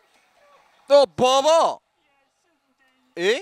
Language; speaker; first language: Japanese; native; Japanese